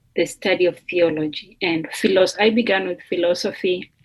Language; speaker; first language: English; non-native, local second language; Luyia